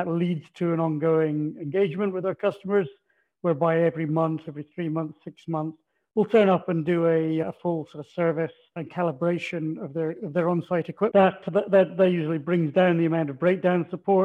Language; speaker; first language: English; native; English